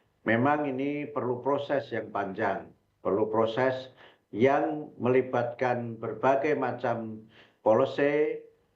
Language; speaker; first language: Indonesian; native; Indonesian